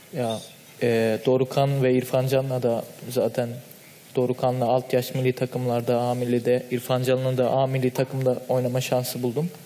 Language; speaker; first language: Turkish; native; Turkish